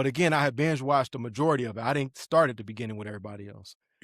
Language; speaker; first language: English; native; English